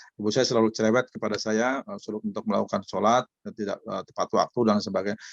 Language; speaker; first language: Indonesian; native; Indonesian